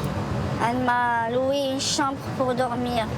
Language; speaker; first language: French; non-native, learner; Arabic